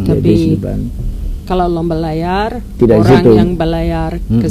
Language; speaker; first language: Indonesian; non-native, learner; English